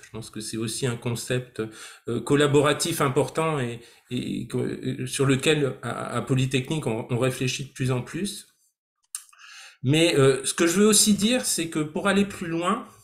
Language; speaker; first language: French; native; French